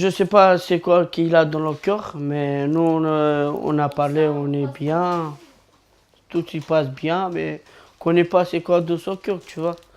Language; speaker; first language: French; non-native, learner; Romanian